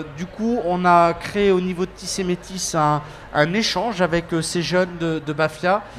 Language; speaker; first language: French; native; French